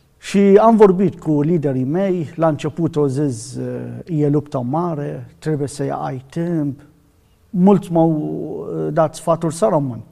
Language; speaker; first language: Romanian; non-native, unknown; Arabic